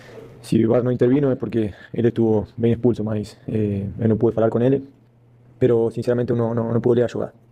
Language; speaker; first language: Portuguese; non-native, fluent; Spanish